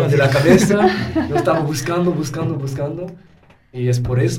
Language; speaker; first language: Spanish; non-native, learner; English